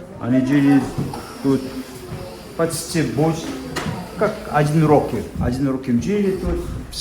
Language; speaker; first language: Russian; non-native, learner; Korean